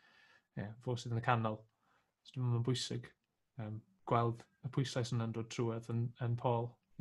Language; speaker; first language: Welsh; native; Welsh